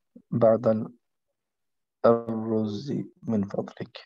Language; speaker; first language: Arabic; non-native, learner; German